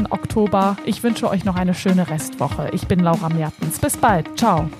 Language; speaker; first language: German; native; German